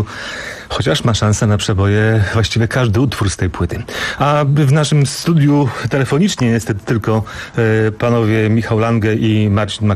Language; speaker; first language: Polish; native; Polish